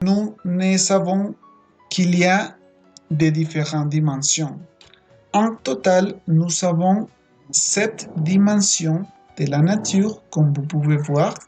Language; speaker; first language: French; non-native, fluent; Spanish